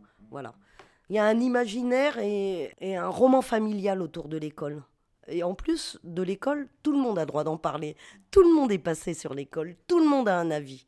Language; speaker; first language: French; native; French